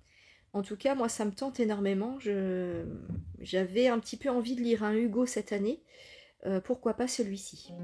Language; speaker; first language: French; native; French